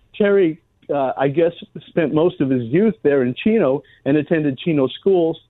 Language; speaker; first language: English; native; English